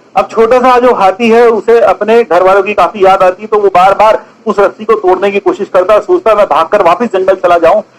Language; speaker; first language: Hindi; native; Hindi